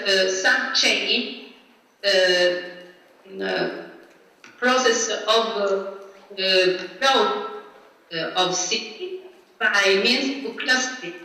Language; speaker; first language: English; non-native, learner; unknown